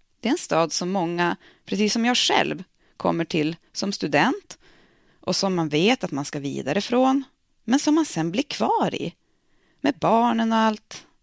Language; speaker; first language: Swedish; native; Swedish